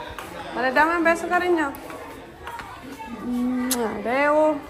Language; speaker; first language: Spanish; non-native, learner; Filipino